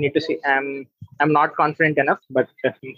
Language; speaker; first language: English; non-native, local second language; Telugu